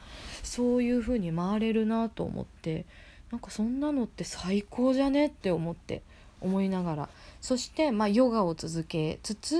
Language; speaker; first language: Japanese; native; Japanese